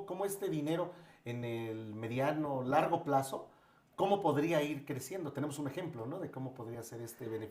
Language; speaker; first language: Spanish; native; Spanish